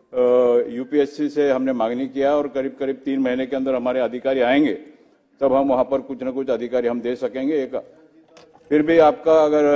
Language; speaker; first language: Hindi; non-native, local second language; Marathi